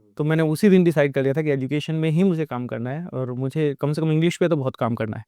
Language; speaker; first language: Hindi; native; Hindi